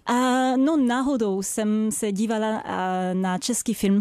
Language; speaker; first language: Czech; non-native, fluent; French